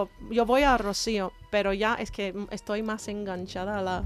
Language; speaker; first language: Spanish; non-native, fluent; English